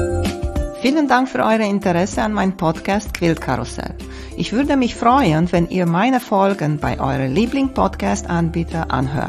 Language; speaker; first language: German; non-native, fluent; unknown